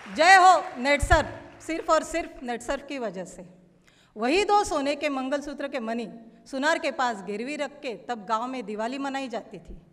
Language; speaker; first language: Hindi; non-native, local second language; Marathi